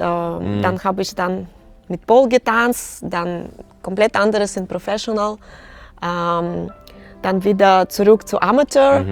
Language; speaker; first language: German; non-native, learner; Russian